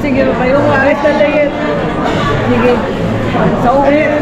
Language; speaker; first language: Filipino; native; Filipino